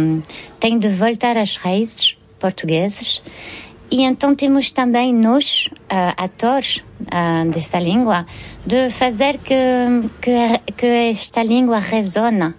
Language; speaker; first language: Portuguese; early bilingual, heritage; French